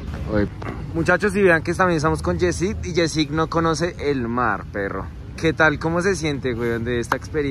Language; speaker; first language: Spanish; native; Spanish